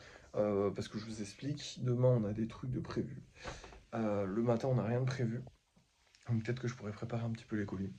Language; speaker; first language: French; native; French